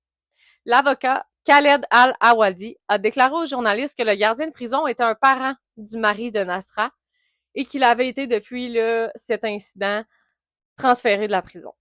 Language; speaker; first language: French; native; French